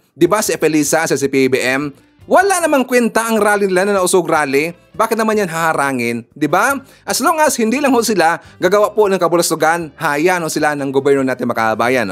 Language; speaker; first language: Filipino; non-native, local second language; Cebuano